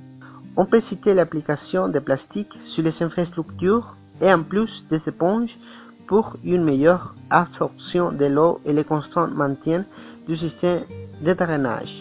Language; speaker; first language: French; non-native, learner; Spanish